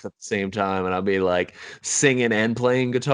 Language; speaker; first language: English; native; English